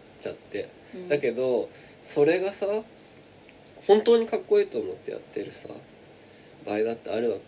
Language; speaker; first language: Japanese; native; Japanese